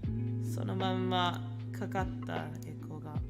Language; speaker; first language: Japanese; non-native, learner; English